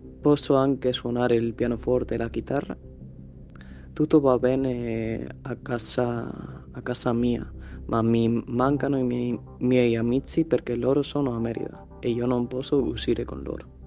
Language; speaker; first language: Italian; non-native, learner; Spanish